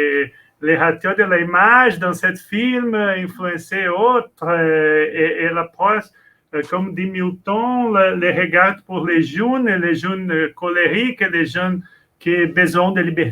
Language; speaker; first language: French; non-native, learner; Portuguese